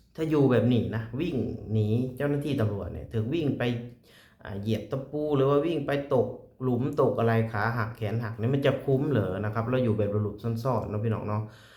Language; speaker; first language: Thai; native; Thai